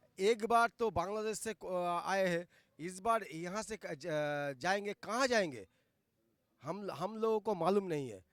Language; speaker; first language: Hindi; non-native, local second language; Bangla